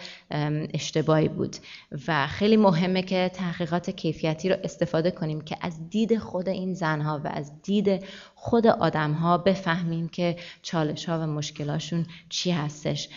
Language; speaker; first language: Persian; early bilingual, heritage; Persian